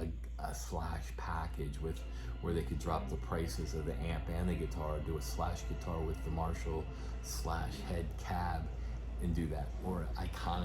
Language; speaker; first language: English; native; English